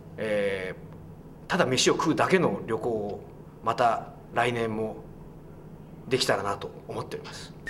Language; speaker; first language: Japanese; native; Japanese